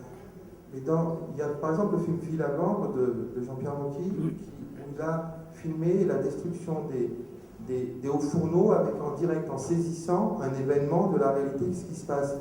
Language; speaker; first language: French; native; French